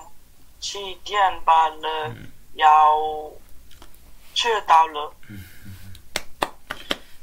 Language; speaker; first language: Chinese; non-native, learner; Mongolian